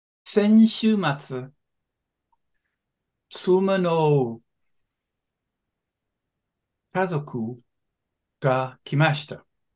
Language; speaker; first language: Japanese; non-native, learner; English